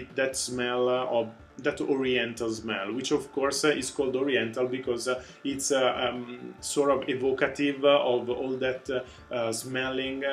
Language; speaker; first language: English; non-native, fluent; Italian